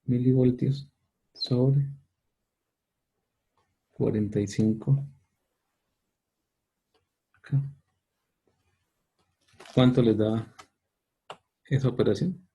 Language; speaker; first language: Spanish; native; Spanish